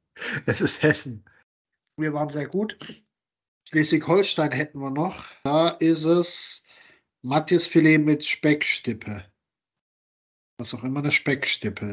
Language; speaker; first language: German; native; German